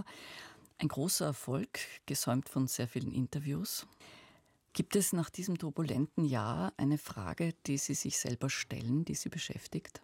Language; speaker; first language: German; native; German